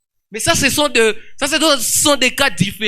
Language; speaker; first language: French; non-native, local second language; Swahili